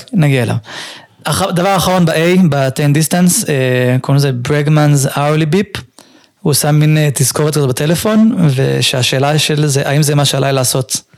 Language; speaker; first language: Hebrew; native; Hebrew